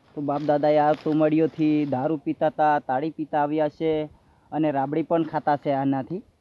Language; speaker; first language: Gujarati; non-native, local second language; Rathawi